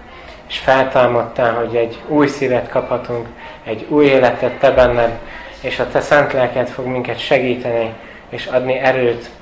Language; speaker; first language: Hungarian; non-native, fluent; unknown